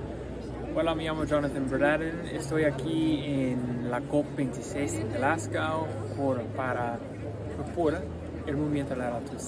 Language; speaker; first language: Spanish; non-native, learner; English